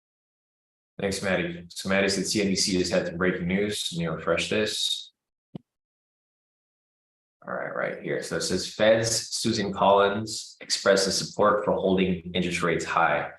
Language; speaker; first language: English; native; English